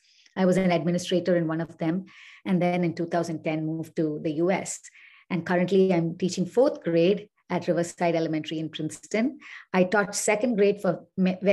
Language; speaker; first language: English; non-native, local second language; Tamil